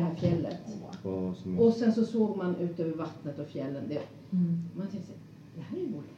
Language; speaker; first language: Swedish; native; Swedish